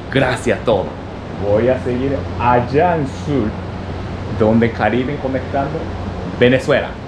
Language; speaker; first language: Spanish; non-native, learner; Japanese